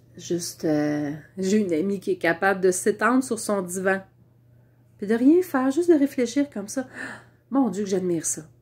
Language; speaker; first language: French; native; French